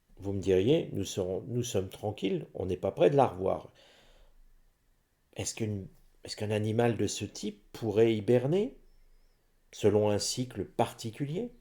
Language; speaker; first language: French; native; French